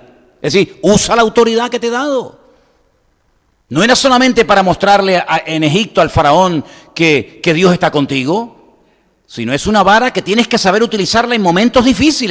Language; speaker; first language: Spanish; native; Spanish